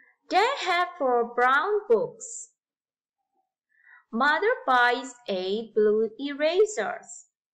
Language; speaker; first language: English; non-native, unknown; Indonesian